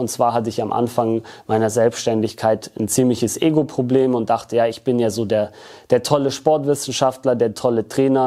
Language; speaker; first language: German; native; German